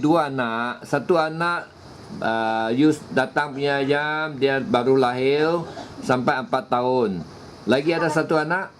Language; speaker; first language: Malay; non-native, local second language; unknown